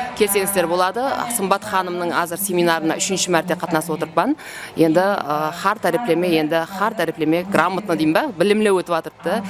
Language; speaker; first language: Uzbek; non-native, local second language; Kara-Kalpak